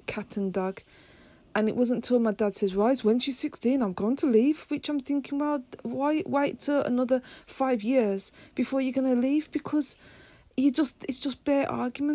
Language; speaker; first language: English; native; English